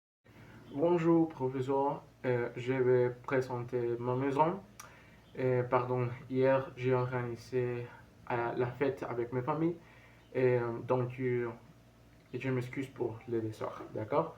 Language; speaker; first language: French; non-native, learner; Spanish